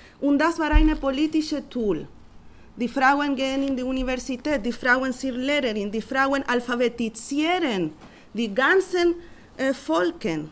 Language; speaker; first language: German; non-native, learner; Spanish